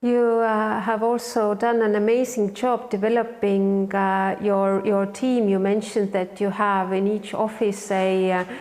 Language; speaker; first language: English; non-native, fluent; Estonian